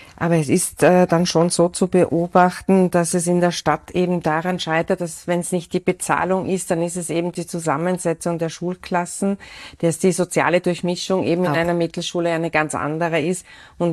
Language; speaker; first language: German; native; German